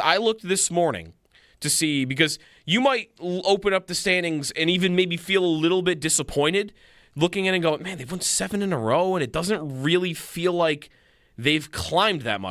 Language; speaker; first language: English; native; English